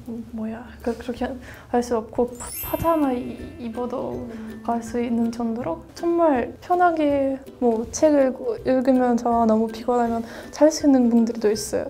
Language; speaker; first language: Korean; non-native, fluent; Russian